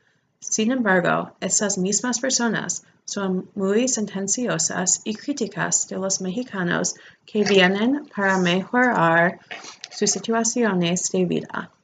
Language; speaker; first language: Spanish; non-native, fluent; English